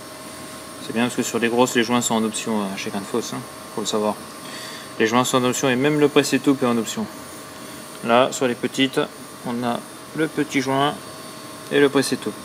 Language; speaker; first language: French; native; French